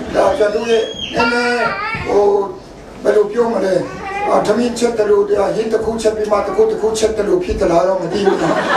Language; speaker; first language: Burmese; non-native, local second language; Kachin